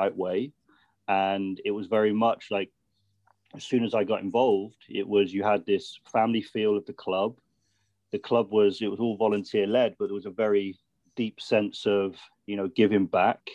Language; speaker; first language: English; native; English